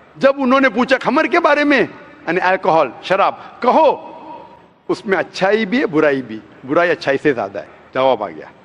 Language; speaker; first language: Hindi; non-native, local second language; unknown